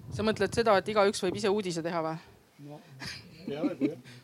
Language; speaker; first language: Estonian; native; Estonian